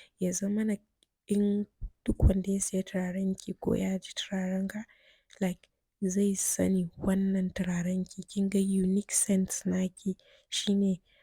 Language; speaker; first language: Hausa; native; Hausa